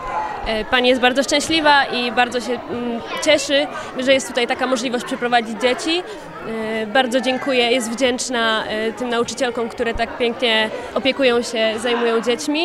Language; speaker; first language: Polish; non-native, local second language; Ukrainian